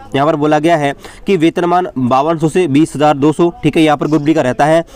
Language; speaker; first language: Hindi; native; Hindi